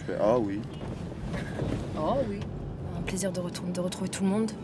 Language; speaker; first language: French; native; French